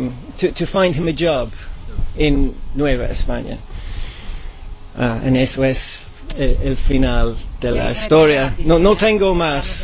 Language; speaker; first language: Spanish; non-native, learner; English